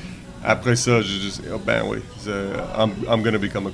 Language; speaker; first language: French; non-native, learner; English